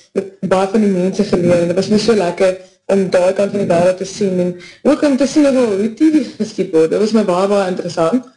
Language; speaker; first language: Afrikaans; native; Afrikaans